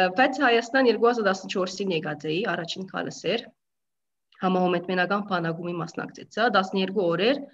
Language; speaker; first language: Armenian; early bilingual, heritage; Armenian